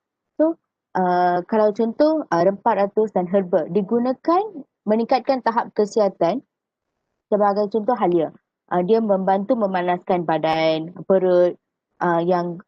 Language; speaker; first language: Malay; native; Malay